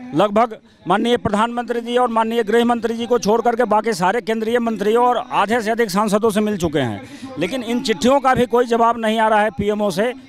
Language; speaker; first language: Hindi; native; Hindi